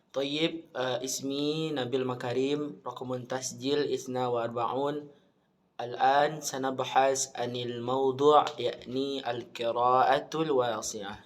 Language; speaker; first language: Arabic; non-native, learner; Indonesian